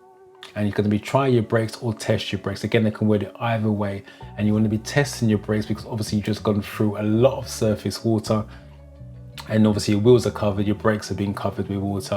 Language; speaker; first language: English; native; English